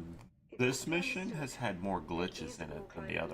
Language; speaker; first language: English; native; English